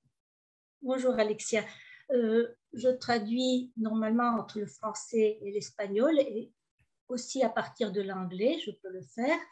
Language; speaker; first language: French; early bilingual, heritage; French